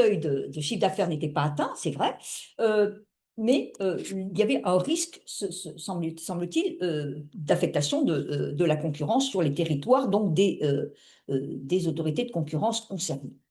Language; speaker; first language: French; native; French